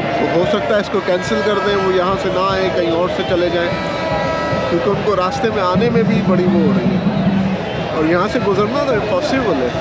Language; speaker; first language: Urdu; native; Urdu